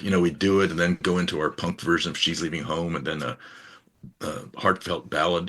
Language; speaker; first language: English; native; English